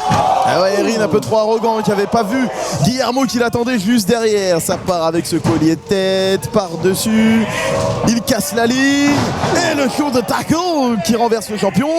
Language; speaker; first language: French; native; French